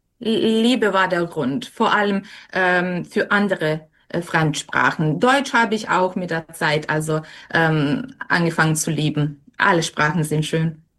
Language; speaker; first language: German; non-native, fluent; Serbian